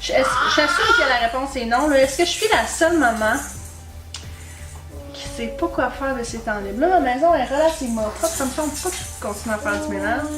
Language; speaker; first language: French; native; French